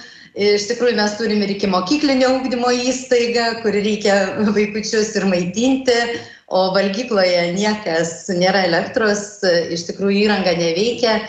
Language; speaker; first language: Lithuanian; native; Lithuanian